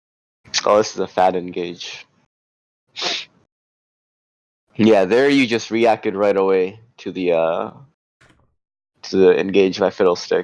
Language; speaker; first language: English; native; English